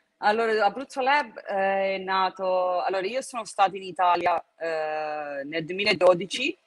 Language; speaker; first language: Italian; early bilingual, heritage; Italian